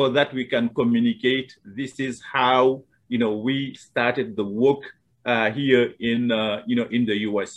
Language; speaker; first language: English; non-native, fluent; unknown